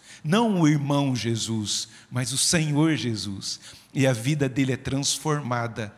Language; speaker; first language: Portuguese; native; Portuguese